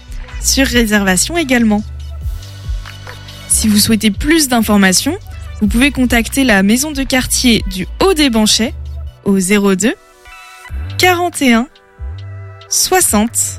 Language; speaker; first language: French; native; French